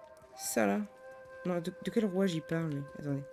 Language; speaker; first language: French; native; French